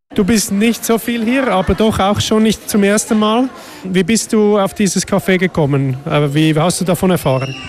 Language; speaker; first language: German; native; German